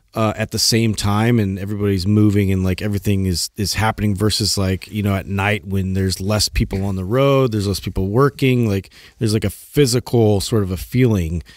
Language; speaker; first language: English; native; English